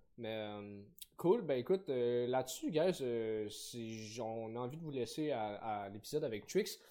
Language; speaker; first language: French; native; French